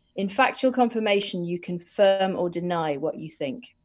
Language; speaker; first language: English; native; English